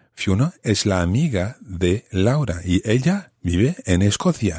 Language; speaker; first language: Spanish; non-native, fluent; English